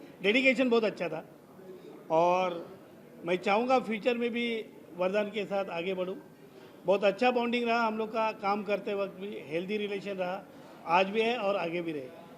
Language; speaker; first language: Hindi; native; Hindi